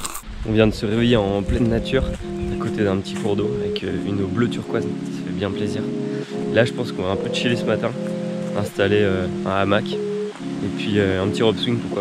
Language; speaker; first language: French; native; French